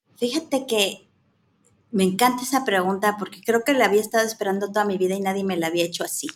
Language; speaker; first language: Spanish; native; Spanish